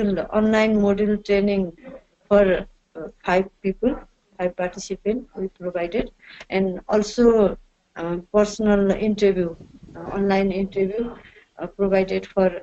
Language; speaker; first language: English; non-native, learner; Nepali